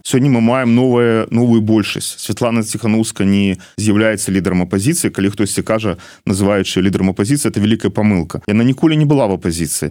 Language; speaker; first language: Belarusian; non-native, local second language; Russian